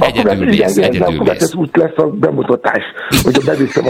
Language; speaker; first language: Hungarian; non-native, learner; Yoruba